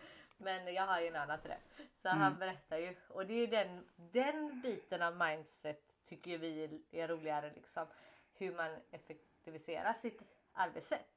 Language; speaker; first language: Swedish; native; Swedish